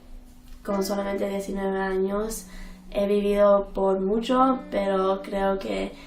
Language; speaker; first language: Spanish; early bilingual, heritage; Spanish